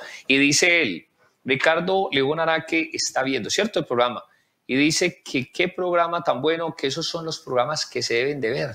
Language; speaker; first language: Spanish; native; Spanish